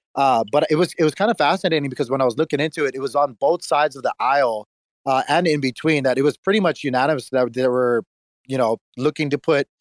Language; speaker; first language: English; native; English